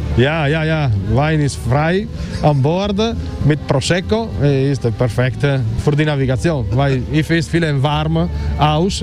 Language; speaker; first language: German; non-native, learner; Italian